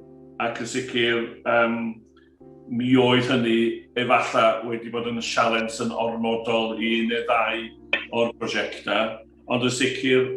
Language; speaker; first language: Welsh; native; Welsh